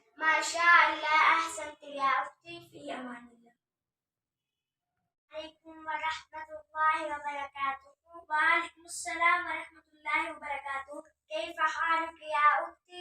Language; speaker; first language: Arabic; non-native, learner; Urdu